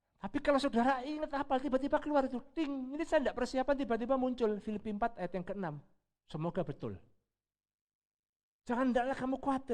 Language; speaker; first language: Indonesian; native; Indonesian